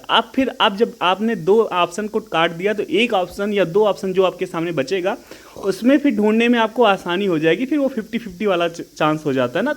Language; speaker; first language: Hindi; native; Hindi